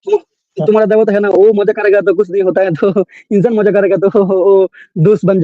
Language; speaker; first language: Hindi; non-native, local second language; Bangla